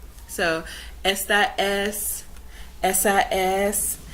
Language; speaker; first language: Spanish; non-native, learner; English